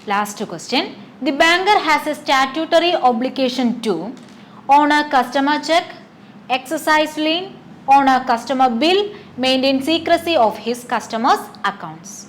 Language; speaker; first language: English; non-native, local second language; Malayalam